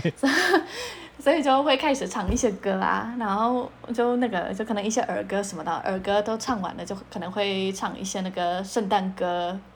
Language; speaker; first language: Chinese; non-native, fluent; Polish